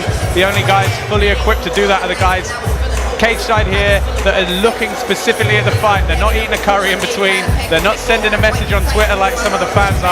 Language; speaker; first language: English; native; English